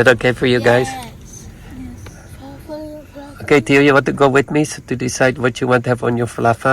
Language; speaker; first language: English; non-native, fluent; Indonesian